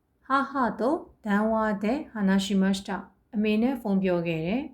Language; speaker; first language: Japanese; non-native, fluent; Burmese